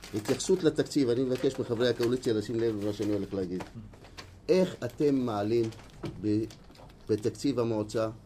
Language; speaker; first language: Hebrew; non-native, local second language; Arabic